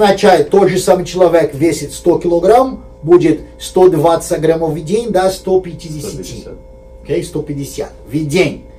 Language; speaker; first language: Russian; non-native, fluent; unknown